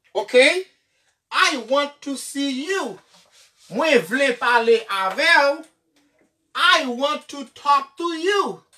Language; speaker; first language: English; non-native, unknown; Haitian Creole